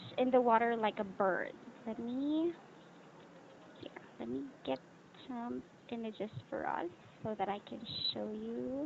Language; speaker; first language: English; non-native, local second language; Filipino